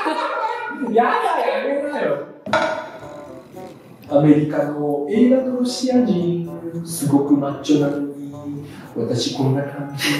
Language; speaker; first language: Japanese; early bilingual, other home language; Russian